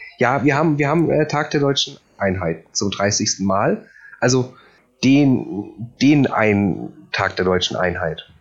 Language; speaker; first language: German; early bilingual, other home language; Polish